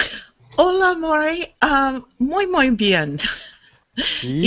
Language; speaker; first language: Spanish; non-native, learner; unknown